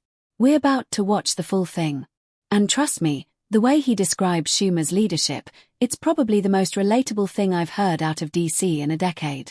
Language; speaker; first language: English; native; English